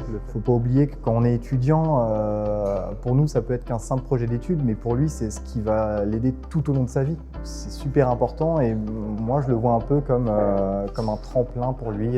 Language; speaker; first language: French; native; French